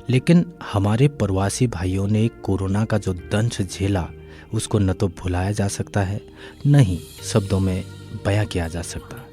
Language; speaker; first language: Hindi; native; Hindi